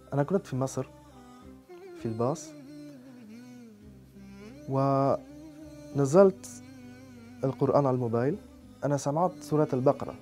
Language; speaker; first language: Arabic; non-native, fluent; French